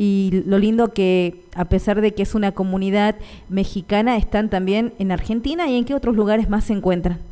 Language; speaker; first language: Spanish; native; Spanish